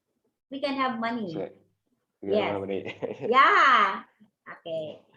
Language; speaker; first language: English; non-native, local second language; Cebuano